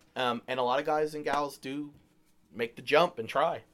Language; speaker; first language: English; native; English